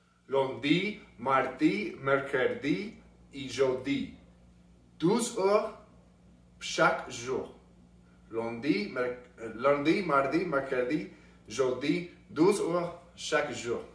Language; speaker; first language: French; non-native, learner; English